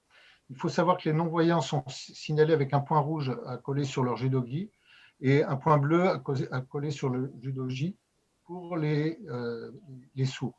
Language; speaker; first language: French; native; French